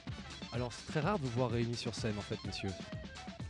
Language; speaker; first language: French; native; French